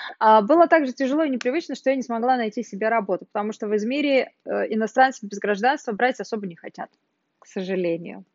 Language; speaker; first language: Russian; native; Russian